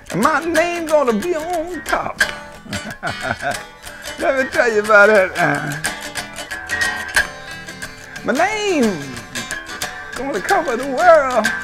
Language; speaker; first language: English; native; English